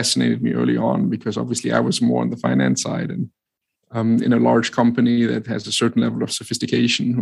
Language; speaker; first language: English; non-native, fluent; German